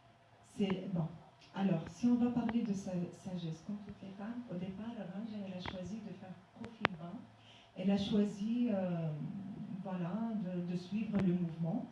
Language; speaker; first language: French; non-native, local second language; Arabic